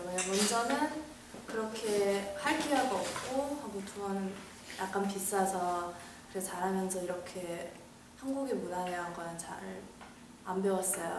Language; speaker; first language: Korean; early bilingual, heritage; Korean